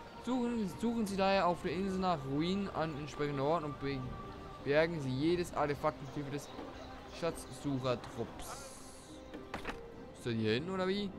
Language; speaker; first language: German; native; German